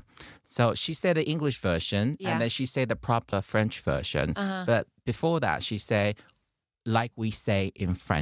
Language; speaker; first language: English; non-native, fluent; Chinese